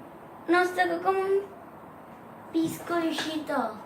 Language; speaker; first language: Spanish; early bilingual, heritage; Spanish